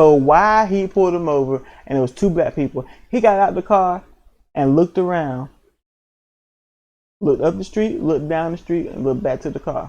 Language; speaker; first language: English; native; English